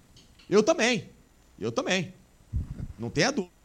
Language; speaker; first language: Portuguese; native; Portuguese